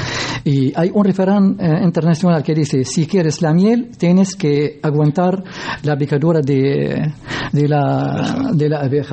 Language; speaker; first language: Spanish; non-native, learner; Arabic